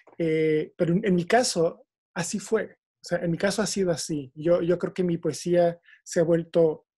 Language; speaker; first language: Spanish; native; Spanish